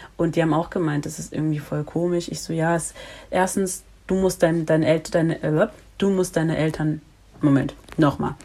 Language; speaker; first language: German; early bilingual, other home language; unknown